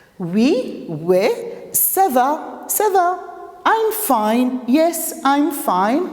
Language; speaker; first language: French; non-native, fluent; Maltese